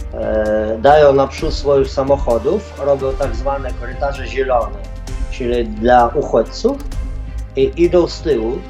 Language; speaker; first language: Polish; non-native, fluent; Ukrainian